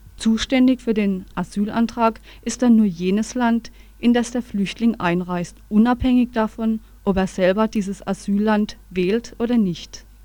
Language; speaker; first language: German; native; German